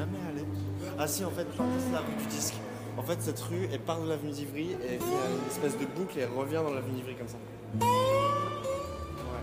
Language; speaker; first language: French; native; French